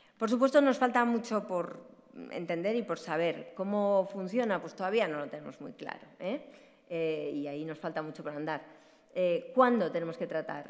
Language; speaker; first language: Spanish; native; Spanish